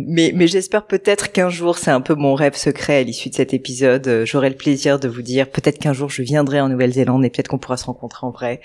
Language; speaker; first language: French; native; French